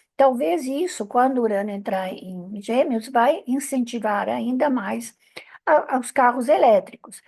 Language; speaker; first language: Portuguese; non-native, fluent; Italian